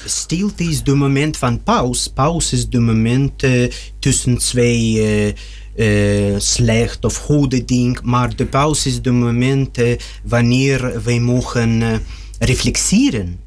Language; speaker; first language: Dutch; non-native, learner; Russian